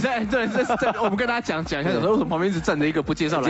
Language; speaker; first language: Chinese; native; Chinese